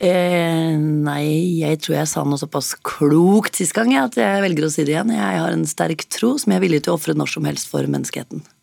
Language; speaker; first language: Norwegian; native; Norwegian